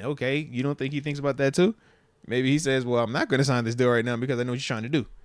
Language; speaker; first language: English; native; English